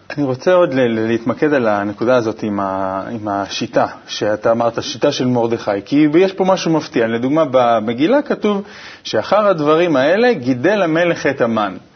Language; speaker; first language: Hebrew; native; Hebrew